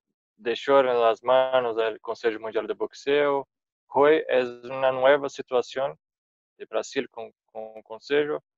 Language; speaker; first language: Spanish; non-native, fluent; Portuguese